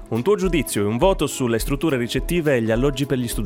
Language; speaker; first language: Italian; native; Italian